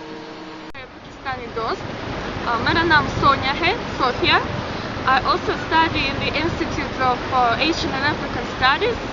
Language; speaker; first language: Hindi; non-native, learner; Russian